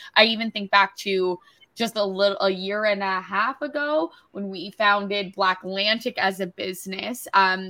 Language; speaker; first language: English; native; English